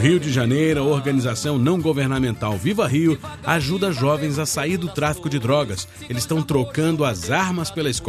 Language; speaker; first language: Portuguese; native; Portuguese